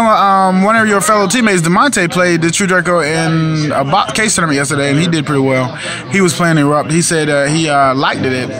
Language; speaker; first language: English; native; English